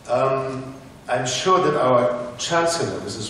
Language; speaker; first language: English; non-native, fluent; German